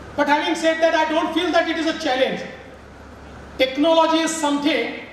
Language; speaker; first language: English; non-native, local second language; Marathi